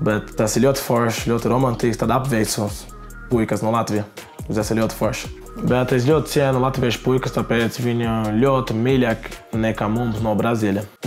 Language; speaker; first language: Latvian; non-native, learner; Portuguese